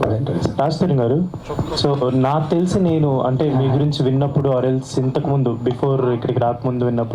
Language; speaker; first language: Telugu; native; Telugu